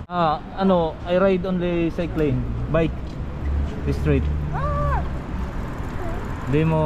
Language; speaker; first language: English; non-native, learner; Filipino